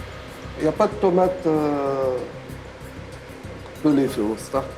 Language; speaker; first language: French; non-native, local second language; Arabic